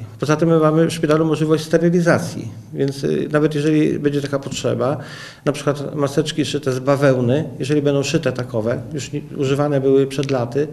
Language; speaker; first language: Polish; native; Polish